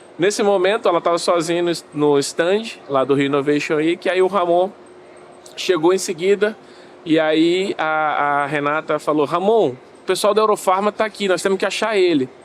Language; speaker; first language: Portuguese; native; Portuguese